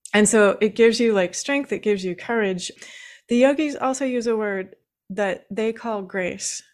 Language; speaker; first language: English; native; English